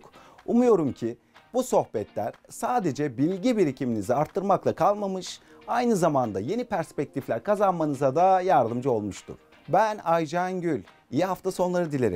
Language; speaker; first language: Turkish; native; Turkish